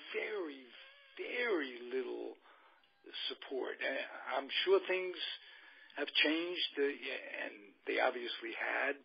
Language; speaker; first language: English; native; English